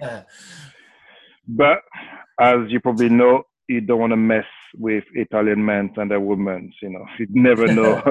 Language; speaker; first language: English; non-native, fluent; French